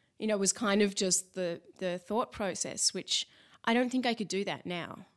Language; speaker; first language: English; native; English